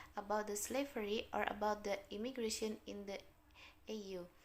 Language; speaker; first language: English; non-native, learner; Indonesian